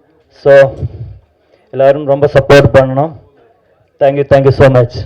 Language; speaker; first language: Tamil; non-native, learner; Malayalam